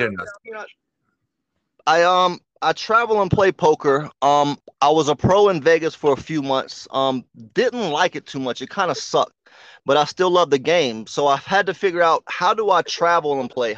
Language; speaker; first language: English; native; English